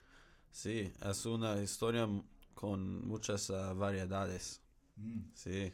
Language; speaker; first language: Spanish; non-native, learner; English